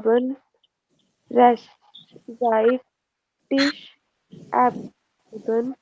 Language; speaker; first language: German; non-native, learner; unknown